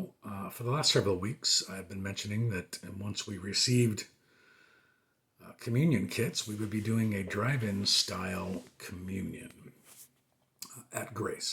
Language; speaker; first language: English; native; English